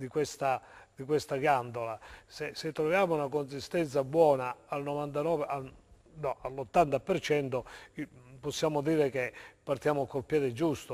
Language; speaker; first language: Italian; native; Italian